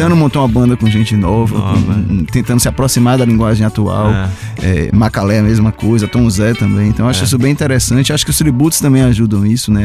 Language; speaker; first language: Portuguese; native; Portuguese